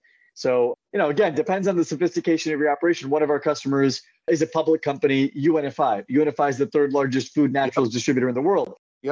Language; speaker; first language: English; native; English